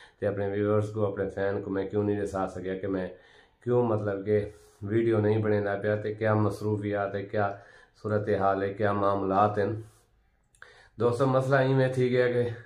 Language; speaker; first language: Punjabi; non-native, local second language; Saraiki